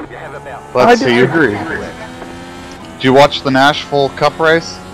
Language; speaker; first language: English; native; English